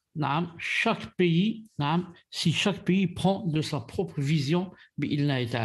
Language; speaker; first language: French; non-native, local second language; Arabic